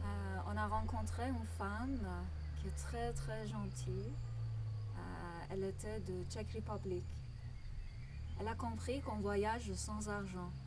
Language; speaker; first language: French; non-native, learner; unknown